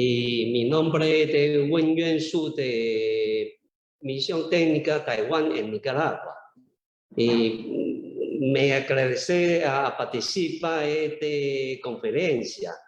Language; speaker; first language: Spanish; non-native, learner; Chinese